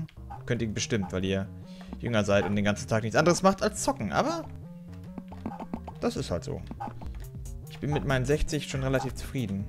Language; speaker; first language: German; native; German